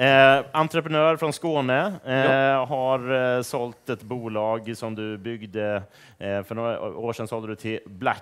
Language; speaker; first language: Swedish; native; Swedish